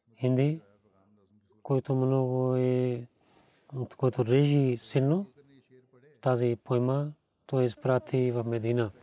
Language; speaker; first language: Bulgarian; non-native, learner; Urdu